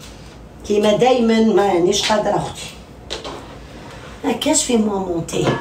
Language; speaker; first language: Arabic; native; Arabic